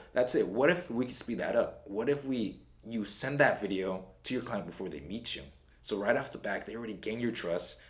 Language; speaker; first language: English; native; English